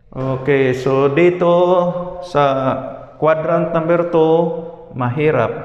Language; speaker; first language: Filipino; non-native, local second language; Cebuano